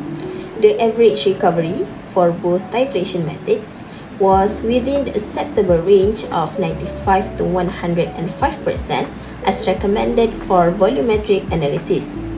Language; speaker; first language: English; non-native, local second language; Malay